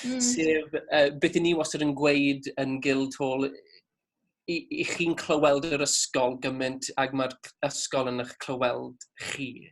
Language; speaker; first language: Welsh; native; Welsh